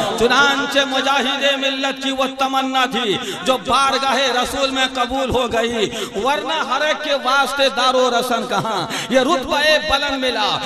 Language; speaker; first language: Urdu; native; Urdu